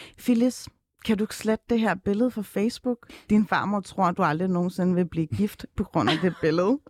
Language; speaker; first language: Danish; early bilingual, other home language; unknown